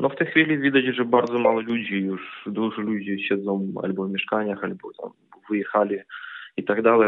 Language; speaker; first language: Polish; non-native, fluent; Ukrainian